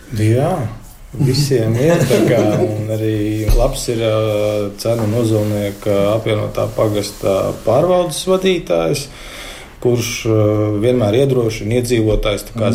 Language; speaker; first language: Latvian; native; Latvian